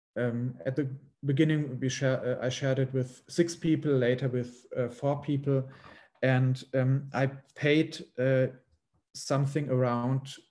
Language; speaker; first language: English; non-native, fluent; German